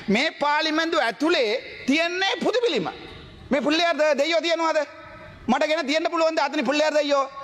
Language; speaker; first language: Sinhala; non-native, local second language; Tamil